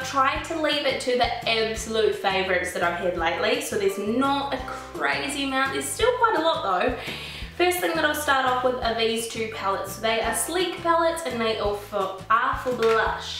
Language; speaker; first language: English; native; English